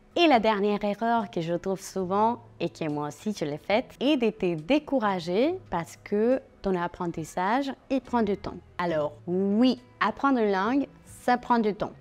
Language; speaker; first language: French; non-native, fluent; Spanish